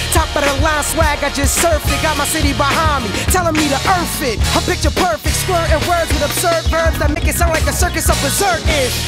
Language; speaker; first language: English; native; English